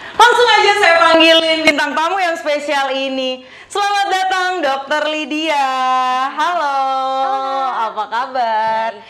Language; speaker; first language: Indonesian; native; Indonesian